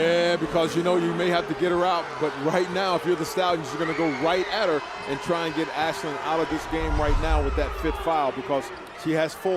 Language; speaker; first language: English; native; English